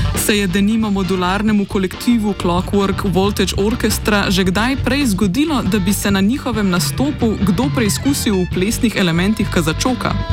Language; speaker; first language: Slovenian; native; Slovenian